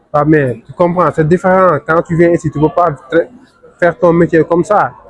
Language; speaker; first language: French; non-native, local second language; Wolof